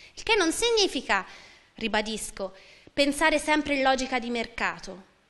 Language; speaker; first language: Italian; native; Italian